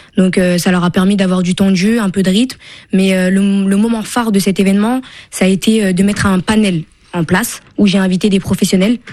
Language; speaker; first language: French; native; French